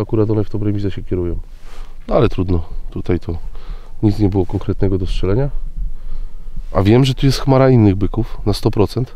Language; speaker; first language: Polish; native; Polish